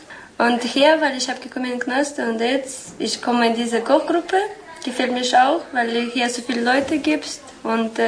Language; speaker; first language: German; non-native, learner; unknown